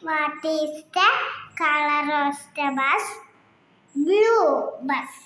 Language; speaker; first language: English; non-native, learner; Malayalam